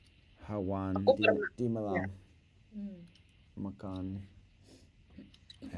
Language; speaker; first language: Indonesian; non-native, learner; English